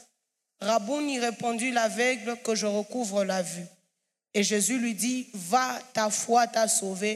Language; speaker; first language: French; non-native, local second language; Swahili